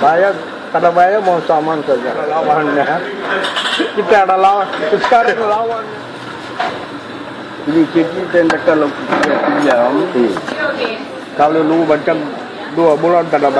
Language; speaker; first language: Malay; non-native, learner; Tamil